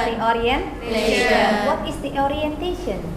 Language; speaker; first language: English; non-native, learner; Indonesian